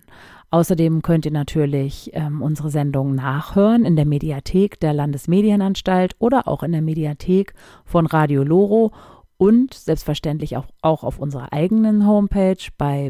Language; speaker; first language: German; native; German